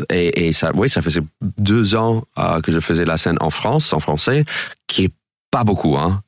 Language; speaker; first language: French; non-native, fluent; English